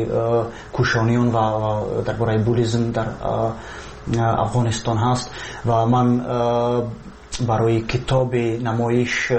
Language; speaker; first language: Tajik; non-native, fluent; Czech